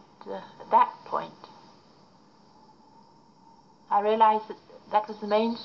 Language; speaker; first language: English; native; English